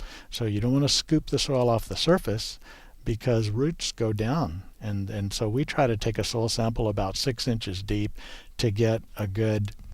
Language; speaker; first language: English; native; English